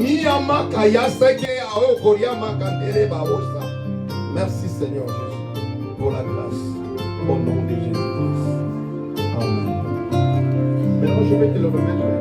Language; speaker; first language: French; non-native, local second language; Lingala